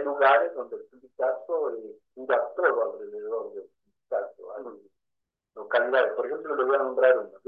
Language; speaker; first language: Spanish; native; Spanish